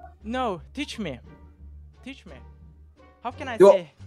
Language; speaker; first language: English; non-native, learner; Turkish